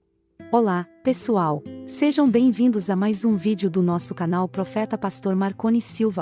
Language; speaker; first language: Portuguese; native; Portuguese